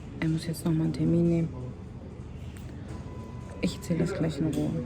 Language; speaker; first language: German; early bilingual, other home language; Turkish